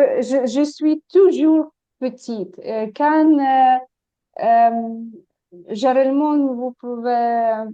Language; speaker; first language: French; non-native, learner; Ukrainian